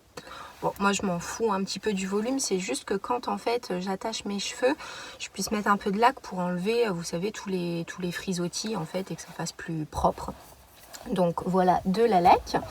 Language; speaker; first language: French; native; French